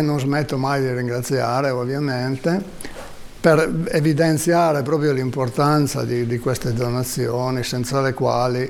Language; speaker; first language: Italian; native; Italian